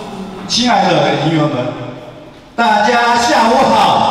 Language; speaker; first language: Chinese; native; Chinese